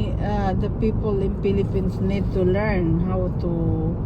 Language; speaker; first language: English; non-native, local second language; Waray